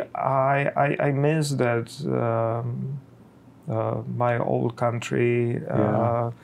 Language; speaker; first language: English; non-native, fluent; Czech